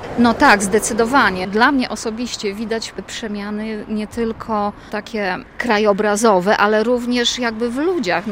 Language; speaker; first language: Polish; native; Polish